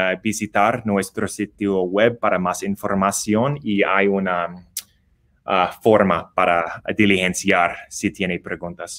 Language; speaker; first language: Spanish; non-native, learner; English